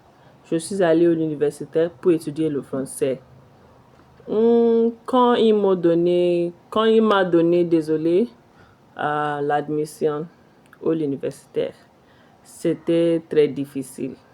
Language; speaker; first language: French; non-native, fluent; Igbo